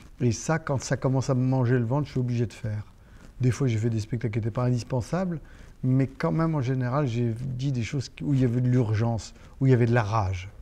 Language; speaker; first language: French; non-native, local second language; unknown